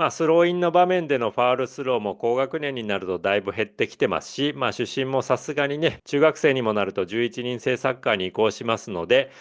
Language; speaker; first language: Japanese; native; Japanese